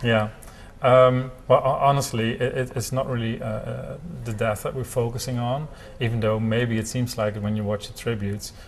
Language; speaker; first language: English; non-native, fluent; Dutch